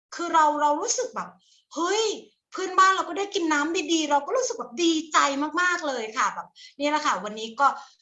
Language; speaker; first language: Thai; native; Thai